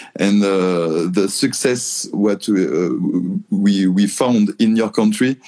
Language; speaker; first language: English; non-native, learner; French